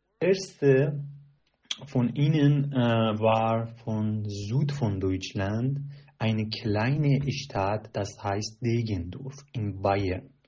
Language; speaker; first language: German; non-native, fluent; Persian